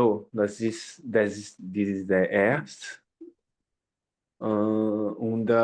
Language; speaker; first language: German; non-native, learner; Portuguese